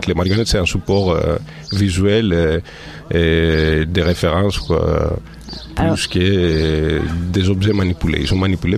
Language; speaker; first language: French; native; French